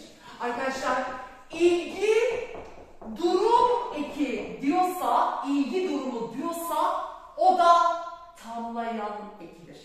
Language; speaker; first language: Turkish; native; Turkish